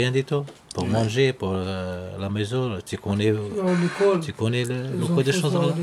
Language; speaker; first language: French; non-native, learner; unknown